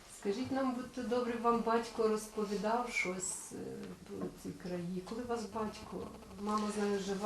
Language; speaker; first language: Ukrainian; native; Ukrainian